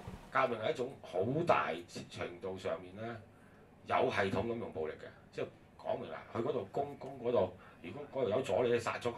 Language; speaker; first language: Cantonese; native; Cantonese